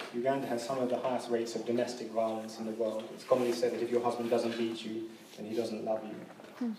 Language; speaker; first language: English; native; English